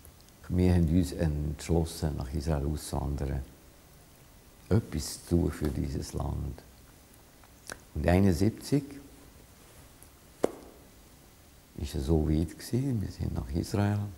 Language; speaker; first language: German; non-native, fluent; Hungarian